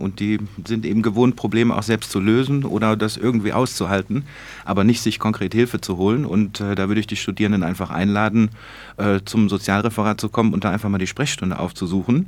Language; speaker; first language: German; native; German